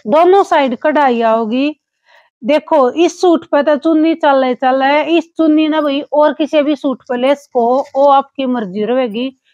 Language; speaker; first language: Hindi; native; Hindi